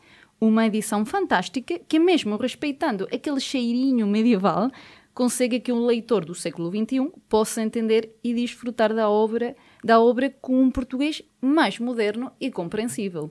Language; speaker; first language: Portuguese; native; Portuguese